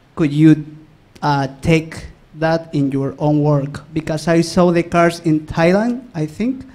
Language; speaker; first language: English; non-native, learner; Spanish